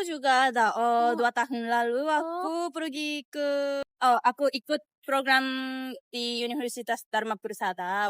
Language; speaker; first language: Indonesian; non-native, learner; Japanese